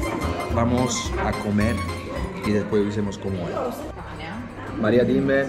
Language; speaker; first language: Spanish; non-native, fluent; Italian